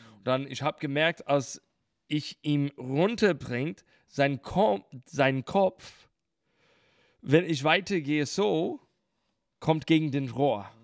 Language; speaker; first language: German; non-native, learner; English